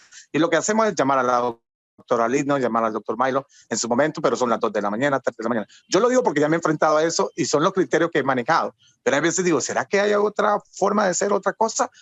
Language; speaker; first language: Spanish; native; Spanish